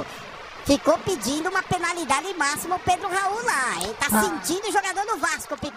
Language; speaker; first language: Portuguese; native; Portuguese